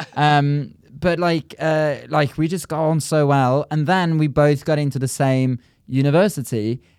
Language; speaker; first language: English; non-native, fluent; Norwegian